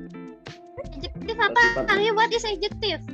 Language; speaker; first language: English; non-native, fluent; Indonesian